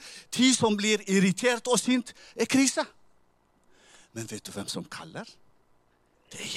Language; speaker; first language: Norwegian; non-native, fluent; Tigrinya